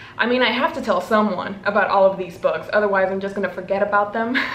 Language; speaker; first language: English; non-native, fluent; Spanish